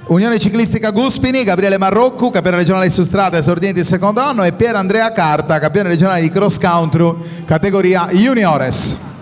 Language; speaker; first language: Italian; native; Italian